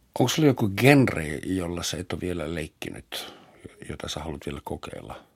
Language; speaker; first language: Finnish; non-native, fluent; German